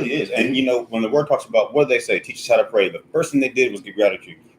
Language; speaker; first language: English; native; English